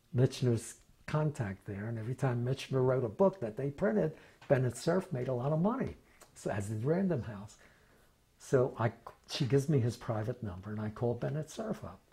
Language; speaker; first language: English; native; English